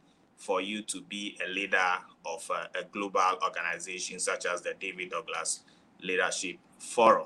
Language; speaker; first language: English; non-native, local second language; Ewe